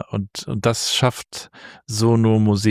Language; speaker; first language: German; native; German